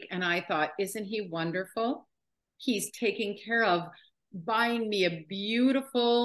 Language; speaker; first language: English; native; English